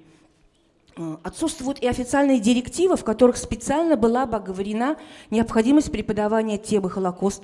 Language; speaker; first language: Russian; native; Russian